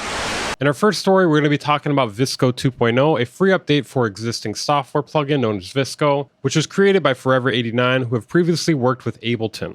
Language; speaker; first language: English; native; English